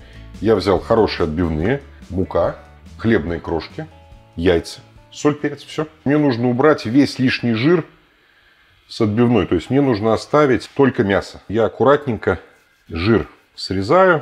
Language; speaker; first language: Russian; native; Russian